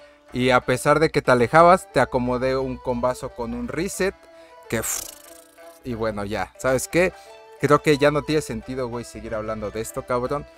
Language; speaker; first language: Spanish; native; Spanish